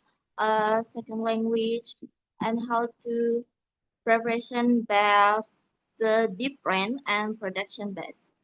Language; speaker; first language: English; non-native, learner; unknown